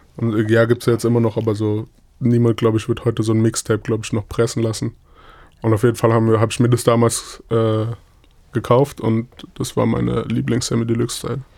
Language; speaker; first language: German; native; German